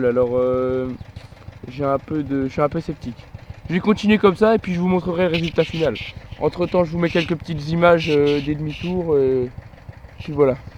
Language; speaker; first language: French; native; French